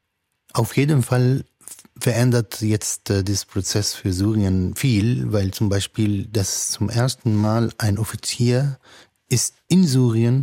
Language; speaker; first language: German; non-native, fluent; Arabic